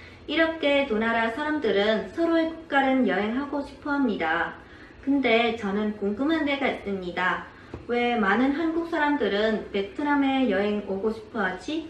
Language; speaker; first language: Korean; non-native, fluent; Vietnamese